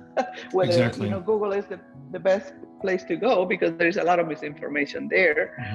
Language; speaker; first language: English; non-native, fluent; Spanish